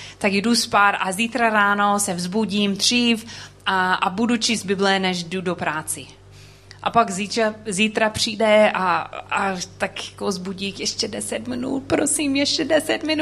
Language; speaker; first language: Czech; non-native, learner; English